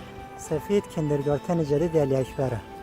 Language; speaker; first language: Persian; native; Persian